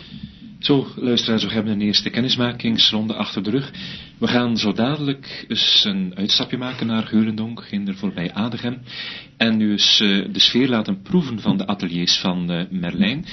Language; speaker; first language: Dutch; native; Dutch